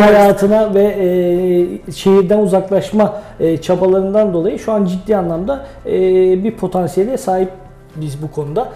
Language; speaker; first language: Turkish; native; Turkish